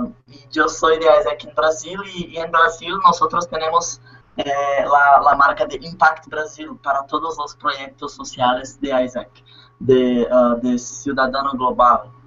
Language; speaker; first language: Spanish; non-native, learner; Portuguese